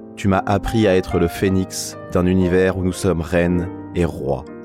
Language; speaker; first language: French; non-native, fluent; Portuguese